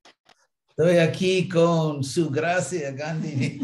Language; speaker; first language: Spanish; non-native, fluent; English